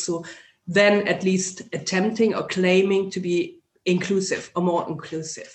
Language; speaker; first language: English; non-native, fluent; German